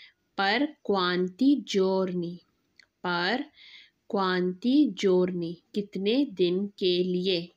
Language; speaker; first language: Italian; non-native, fluent; Urdu